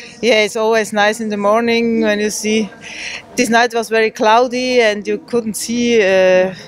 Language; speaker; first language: English; non-native, learner; German